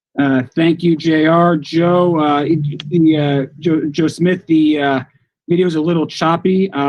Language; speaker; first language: English; native; English